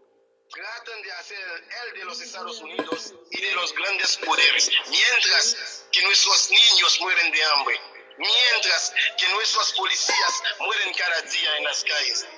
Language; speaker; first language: Spanish; non-native, fluent; Haitian Creole